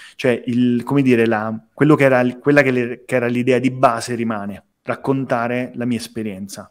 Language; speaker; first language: Italian; native; Italian